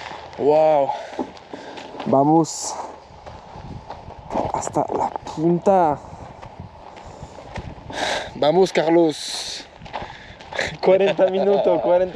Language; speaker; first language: Spanish; non-native, learner; French